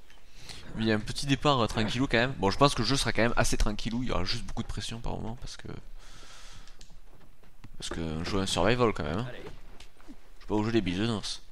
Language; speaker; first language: French; native; French